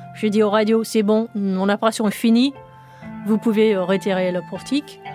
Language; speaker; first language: French; non-native, fluent; English